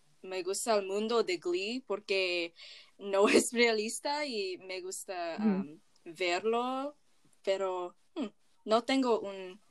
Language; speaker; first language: Spanish; non-native, learner; English